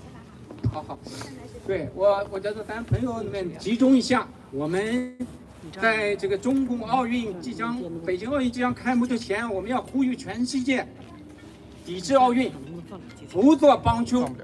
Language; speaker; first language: Chinese; native; Chinese